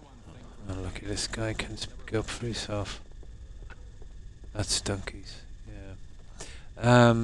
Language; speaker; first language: English; native; English